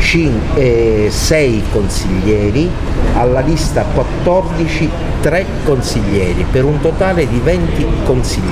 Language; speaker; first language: Italian; native; Italian